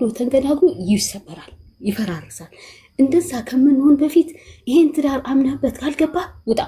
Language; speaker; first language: Amharic; native; Amharic